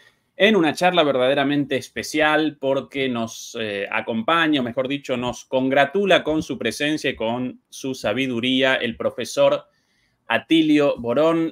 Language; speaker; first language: Spanish; native; Spanish